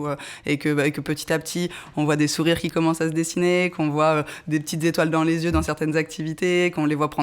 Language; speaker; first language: French; native; French